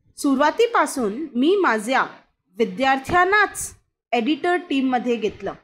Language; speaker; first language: Marathi; non-native, local second language; Hindi